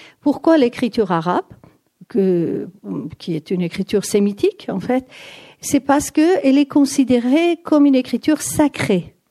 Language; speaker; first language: French; non-native, fluent; Persian